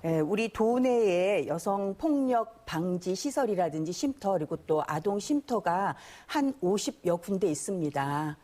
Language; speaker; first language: Korean; native; Korean